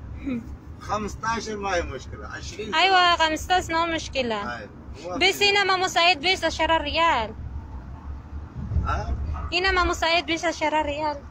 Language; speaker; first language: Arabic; non-native, learner; Cebuano